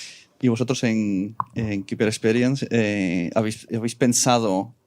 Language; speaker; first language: Spanish; native; Spanish